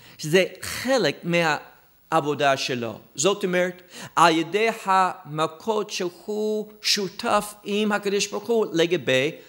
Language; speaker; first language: Hebrew; non-native, fluent; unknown